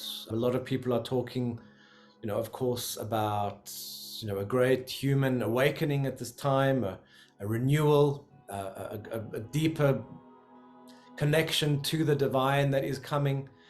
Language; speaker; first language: English; native; English